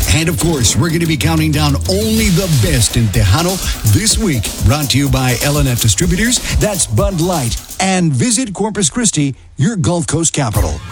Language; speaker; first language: English; early bilingual, other home language; Spanish